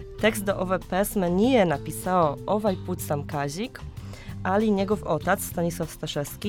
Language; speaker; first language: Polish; non-native, learner; Serbian